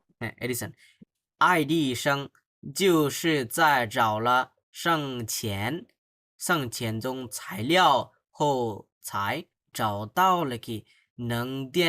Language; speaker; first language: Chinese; non-native, fluent; Bangla